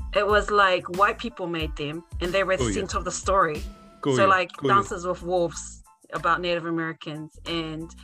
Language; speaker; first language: English; native; English